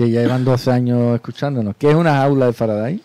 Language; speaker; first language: Spanish; native; Spanish